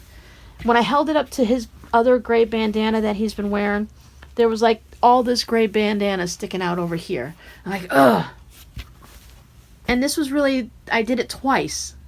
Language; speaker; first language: English; native; English